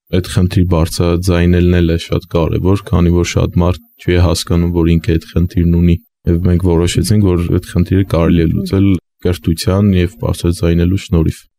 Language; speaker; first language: Armenian; native; Armenian